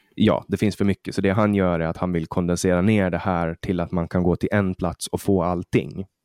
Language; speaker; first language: Swedish; native; Swedish